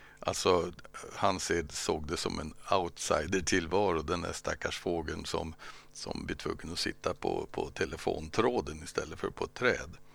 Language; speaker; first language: Swedish; native; Swedish